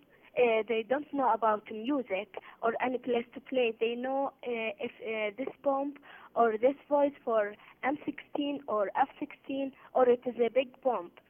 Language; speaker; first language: English; non-native, learner; Arabic